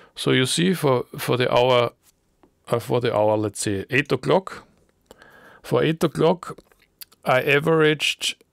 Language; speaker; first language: English; non-native, learner; German